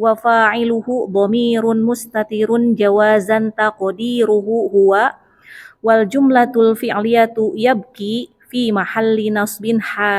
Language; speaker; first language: Arabic; non-native, learner; Indonesian